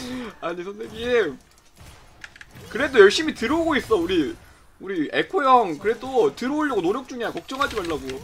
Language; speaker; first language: Korean; native; Korean